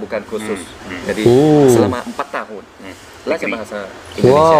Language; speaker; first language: Indonesian; non-native, fluent; Vietnamese